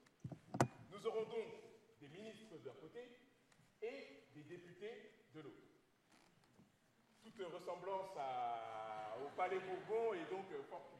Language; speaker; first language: French; native; French